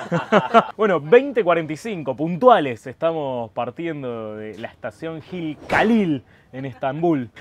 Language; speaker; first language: Spanish; native; Spanish